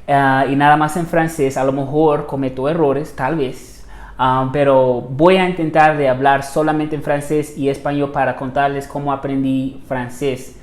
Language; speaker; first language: Spanish; non-native, fluent; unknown